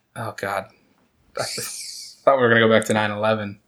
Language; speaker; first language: English; native; English